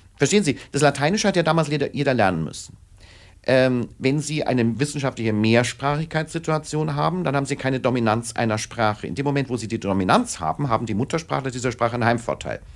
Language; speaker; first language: German; native; German